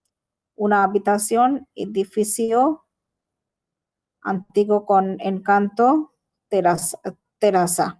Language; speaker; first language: Spanish; non-native, learner; Bangla